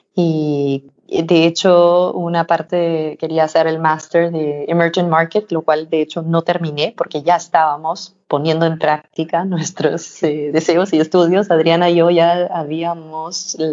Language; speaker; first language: Spanish; non-native, fluent; Danish